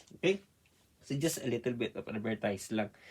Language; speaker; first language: English; non-native, learner; Filipino